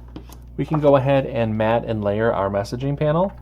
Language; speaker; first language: English; native; English